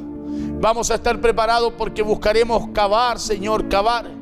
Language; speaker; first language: Spanish; native; Spanish